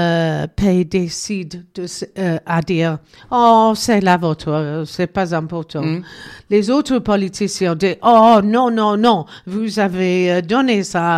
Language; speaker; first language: French; non-native, learner; English